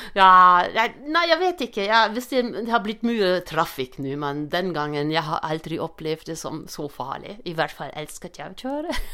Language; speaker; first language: Norwegian; non-native, fluent; German